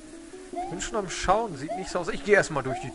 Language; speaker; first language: German; native; German